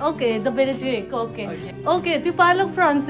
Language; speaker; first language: French; non-native, learner; Marathi